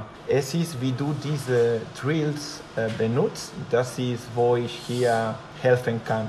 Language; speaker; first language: German; non-native, fluent; Spanish